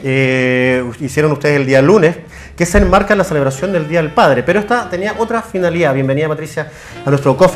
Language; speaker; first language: Spanish; native; Spanish